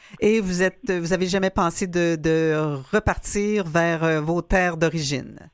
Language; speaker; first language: French; native; French